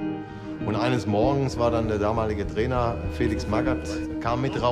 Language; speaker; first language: German; native; German